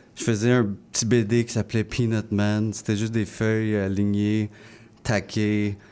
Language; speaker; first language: French; non-native, local second language; English